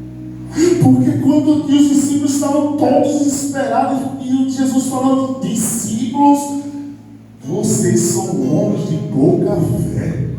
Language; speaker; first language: Portuguese; native; Portuguese